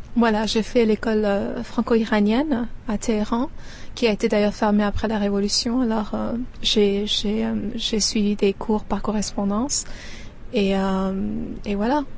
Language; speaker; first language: French; non-native, fluent; Persian